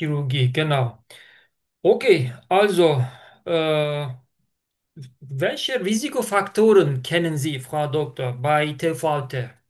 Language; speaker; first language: German; non-native, fluent; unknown